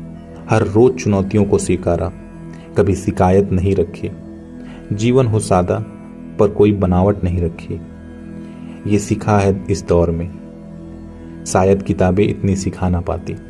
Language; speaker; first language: Hindi; native; Hindi